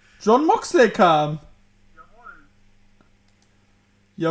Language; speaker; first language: German; native; German